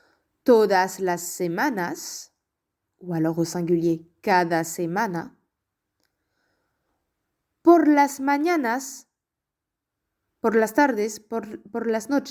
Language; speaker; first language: Spanish; non-native, fluent; French